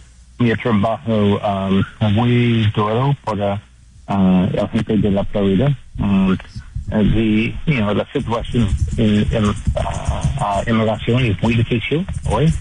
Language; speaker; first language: Spanish; non-native, learner; English